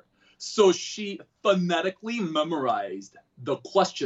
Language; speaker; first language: English; early bilingual, other home language; Korean